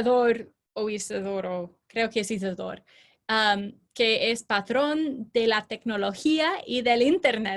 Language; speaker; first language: Spanish; non-native, fluent; English